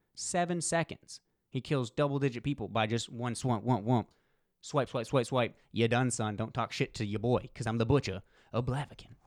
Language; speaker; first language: English; early bilingual, other home language; Polish